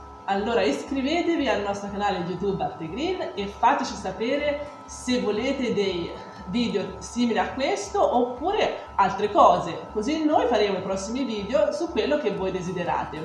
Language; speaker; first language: Italian; native; Italian